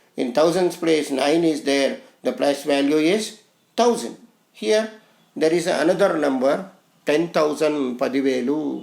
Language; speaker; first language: English; non-native, local second language; Telugu